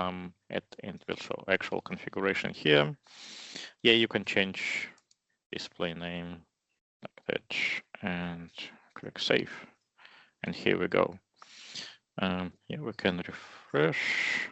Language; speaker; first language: English; non-native, fluent; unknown